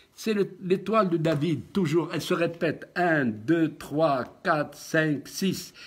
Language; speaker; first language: French; non-native, local second language; Arabic